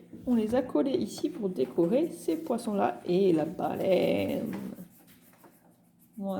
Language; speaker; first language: French; native; French